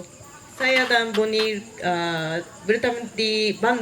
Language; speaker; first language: Indonesian; non-native, learner; Japanese